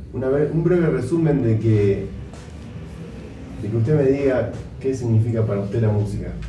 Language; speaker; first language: Spanish; native; Spanish